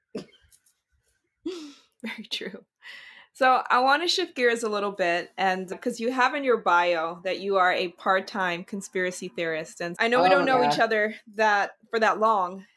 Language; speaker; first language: English; early bilingual, other home language; Dutch